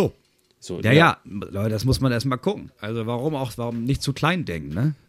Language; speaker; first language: German; native; German